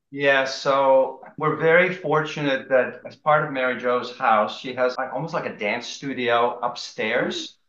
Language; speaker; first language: English; early bilingual, other home language; Dutch